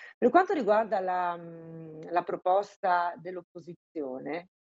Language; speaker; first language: Italian; native; Italian